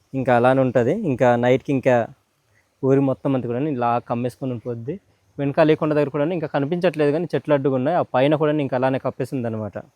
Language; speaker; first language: Telugu; non-native, local second language; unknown